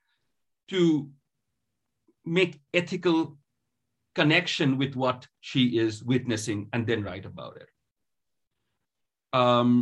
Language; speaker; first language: English; non-native, local second language; Bangla